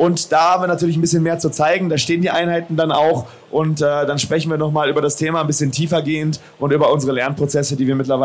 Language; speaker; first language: German; native; German